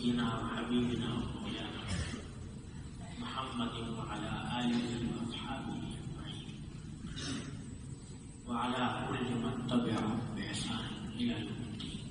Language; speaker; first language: Arabic; non-native, fluent; Urdu